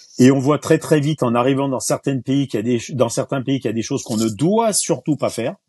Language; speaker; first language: French; native; French